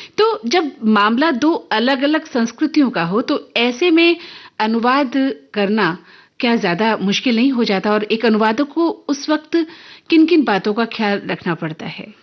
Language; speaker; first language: Hindi; native; Hindi